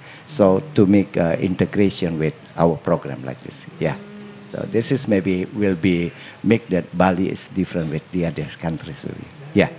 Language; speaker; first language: English; non-native, learner; Indonesian